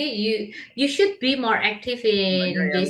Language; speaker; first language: English; non-native, learner; Indonesian